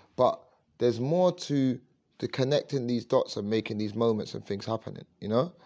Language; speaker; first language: English; native; English